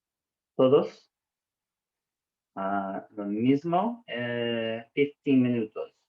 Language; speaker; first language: Spanish; non-native, learner; English